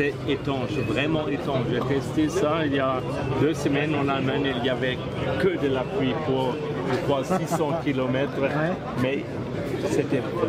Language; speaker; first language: French; non-native, learner; German